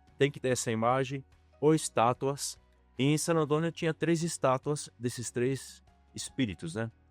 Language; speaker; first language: Portuguese; native; Portuguese